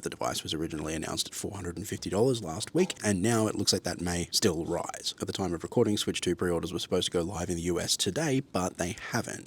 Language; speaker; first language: English; native; English